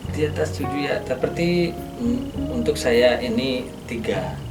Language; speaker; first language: Indonesian; non-native, learner; Hindi